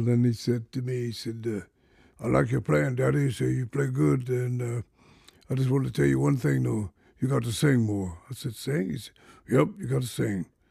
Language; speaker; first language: English; native; English